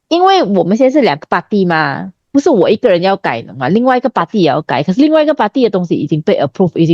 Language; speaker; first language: Chinese; native; Chinese